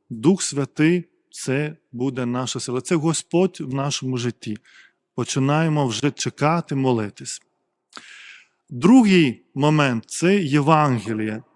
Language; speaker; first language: Ukrainian; non-native, fluent; Lithuanian